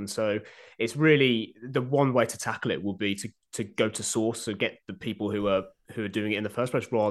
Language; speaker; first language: English; native; English